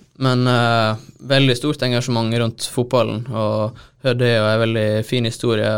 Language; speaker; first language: Norwegian; native; Norwegian